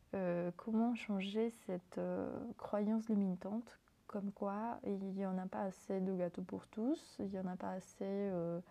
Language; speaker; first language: French; non-native, fluent; Spanish